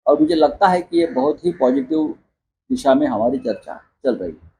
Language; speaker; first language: Hindi; non-native, local second language; Marathi